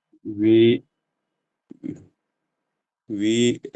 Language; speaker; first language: German; non-native, learner; Urdu